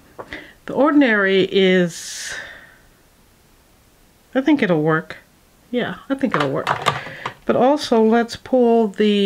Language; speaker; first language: English; native; English